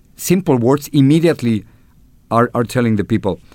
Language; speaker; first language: English; non-native, fluent; Spanish